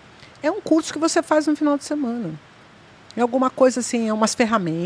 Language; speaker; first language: Portuguese; native; Portuguese